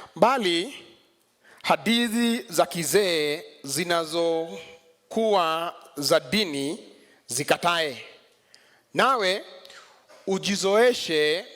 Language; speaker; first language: Swahili; non-native, local second language; Kikuyu